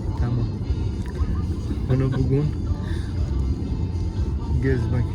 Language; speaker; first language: Turkish; non-native, learner; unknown